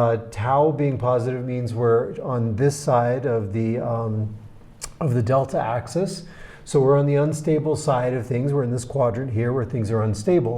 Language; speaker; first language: English; native; English